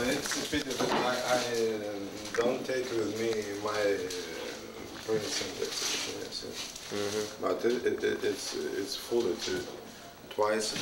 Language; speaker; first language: English; non-native, learner; Russian